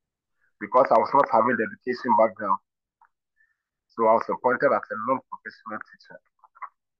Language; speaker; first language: English; non-native, local second language; Akan